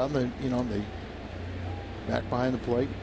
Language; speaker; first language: English; native; English